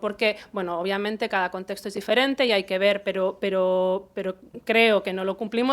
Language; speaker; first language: Spanish; native; Spanish